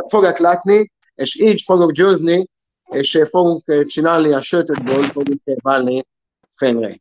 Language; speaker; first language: Hungarian; non-native, learner; Hebrew